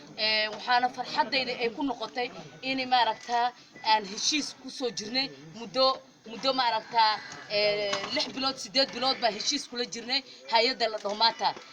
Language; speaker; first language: Somali; native; Somali